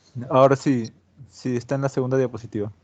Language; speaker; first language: Spanish; native; Spanish